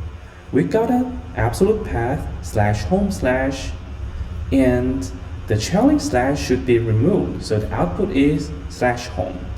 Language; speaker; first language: English; non-native, fluent; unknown